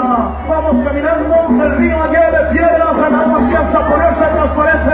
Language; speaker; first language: Spanish; native; Spanish